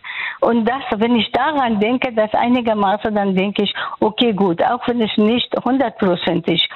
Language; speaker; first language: German; non-native, fluent; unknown